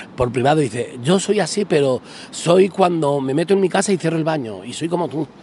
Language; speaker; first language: Spanish; native; Spanish